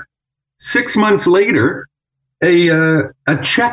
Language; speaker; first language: English; native; English